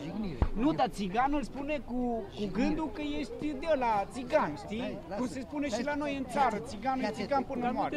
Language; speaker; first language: Romanian; non-native, local second language; Romany